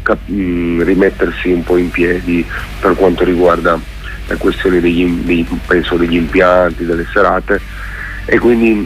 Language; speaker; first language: Italian; native; Italian